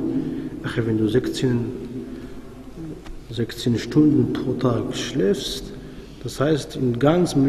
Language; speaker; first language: German; non-native, fluent; Arabic